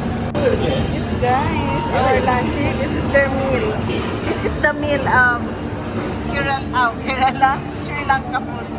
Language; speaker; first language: English; non-native, local second language; Filipino